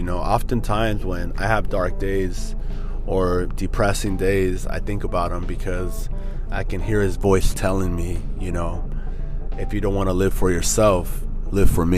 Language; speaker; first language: English; native; English